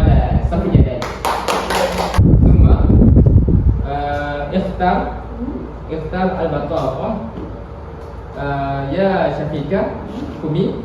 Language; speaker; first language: Arabic; non-native, learner; Malay